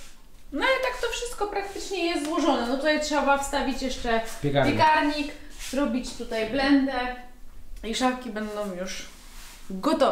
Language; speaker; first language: Polish; native; Polish